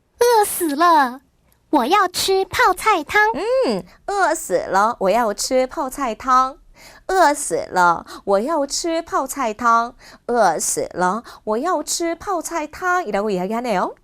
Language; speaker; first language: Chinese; non-native, fluent; Korean